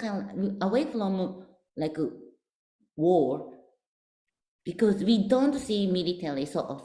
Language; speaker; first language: English; non-native, learner; Japanese